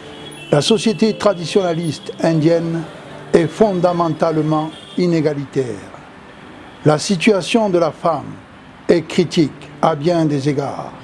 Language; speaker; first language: French; native; French